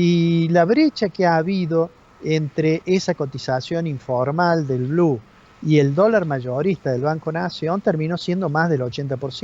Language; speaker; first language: Spanish; native; Spanish